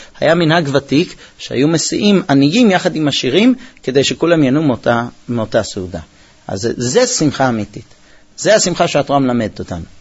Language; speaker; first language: Hebrew; early bilingual, heritage; Hebrew